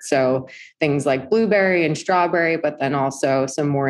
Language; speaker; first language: English; native; English